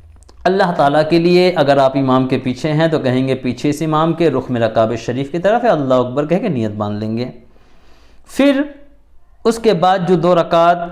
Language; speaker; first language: Urdu; native; Urdu